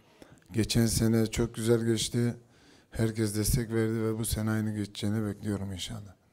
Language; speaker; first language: Turkish; early bilingual, heritage; Turkish